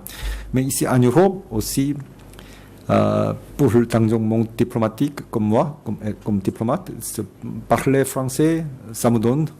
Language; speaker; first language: French; non-native, fluent; Korean